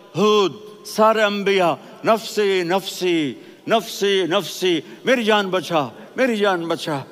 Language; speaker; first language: Urdu; non-native, local second language; Punjabi